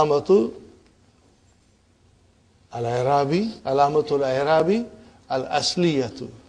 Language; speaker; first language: Arabic; non-native, fluent; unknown